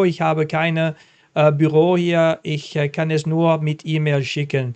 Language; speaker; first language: German; non-native, learner; Dutch